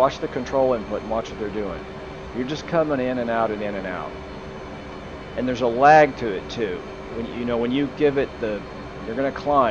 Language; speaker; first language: English; native; English